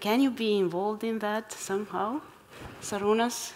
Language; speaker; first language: English; non-native, fluent; Estonian